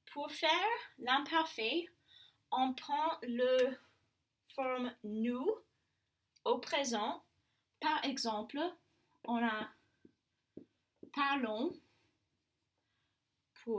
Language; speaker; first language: French; non-native, learner; English